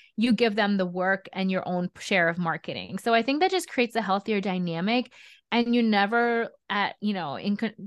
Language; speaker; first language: English; early bilingual, other home language; Russian